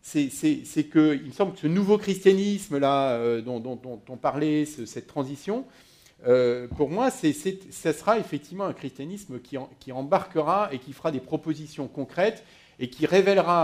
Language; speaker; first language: French; native; French